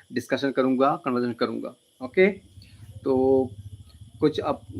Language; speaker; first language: Hindi; non-native, local second language; Bangla